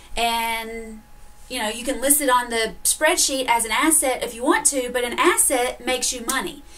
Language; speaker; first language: English; native; English